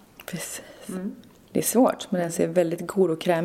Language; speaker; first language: Swedish; native; Swedish